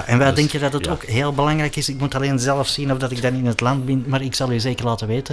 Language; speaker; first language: Dutch; native; Dutch